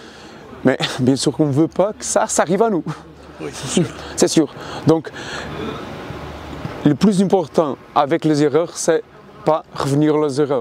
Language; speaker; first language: French; non-native, fluent; Portuguese